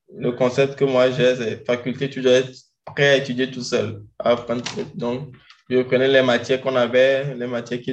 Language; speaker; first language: French; non-native, local second language; Ewe